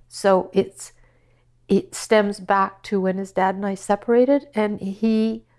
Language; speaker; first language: English; native; English